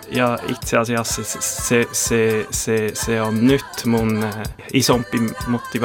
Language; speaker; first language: Finnish; non-native, fluent; German